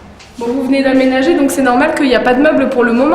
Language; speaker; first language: French; native; French